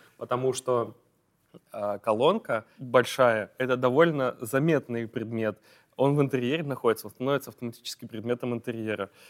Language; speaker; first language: Russian; native; Russian